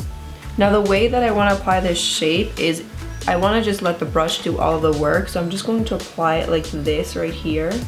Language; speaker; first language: English; native; English